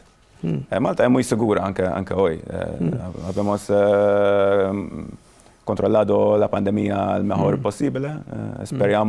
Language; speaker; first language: Spanish; non-native, fluent; Maltese